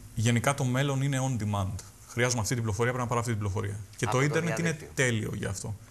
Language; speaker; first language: Greek; native; Greek